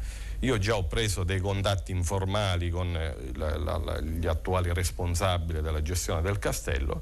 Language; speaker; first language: Italian; native; Italian